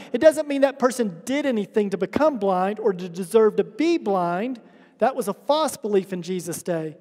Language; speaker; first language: English; native; English